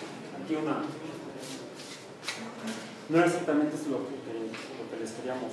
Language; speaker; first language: Spanish; native; Spanish